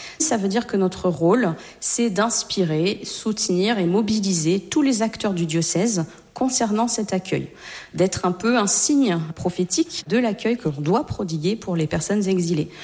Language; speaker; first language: French; native; French